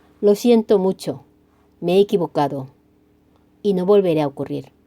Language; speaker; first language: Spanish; non-native, fluent; Korean